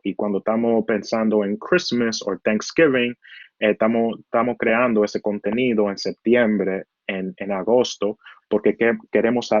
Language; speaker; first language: Spanish; early bilingual, heritage; Spanish